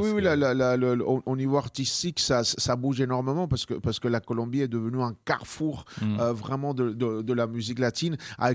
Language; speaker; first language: French; non-native, fluent; Spanish